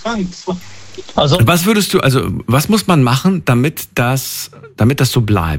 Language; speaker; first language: German; native; German